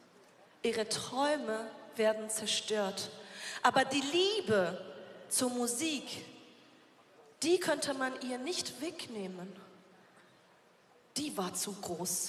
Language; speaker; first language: German; non-native, fluent; Persian